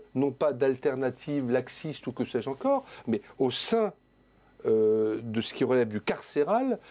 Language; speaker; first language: French; native; French